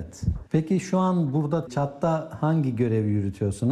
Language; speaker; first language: Turkish; native; Turkish